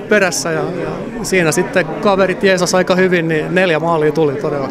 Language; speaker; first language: Finnish; non-native, local second language; Swedish